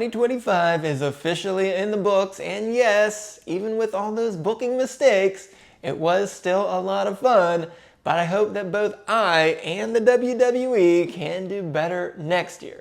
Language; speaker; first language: English; native; English